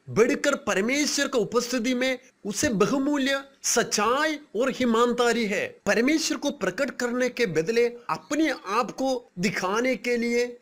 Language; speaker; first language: Hindi; non-native, local second language; Malayalam